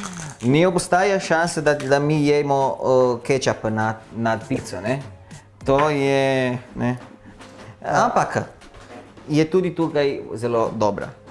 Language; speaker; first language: Slovenian; non-native, learner; Italian